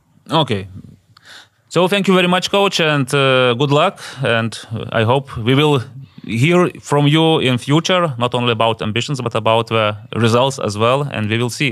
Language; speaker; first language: English; non-native, fluent; Lithuanian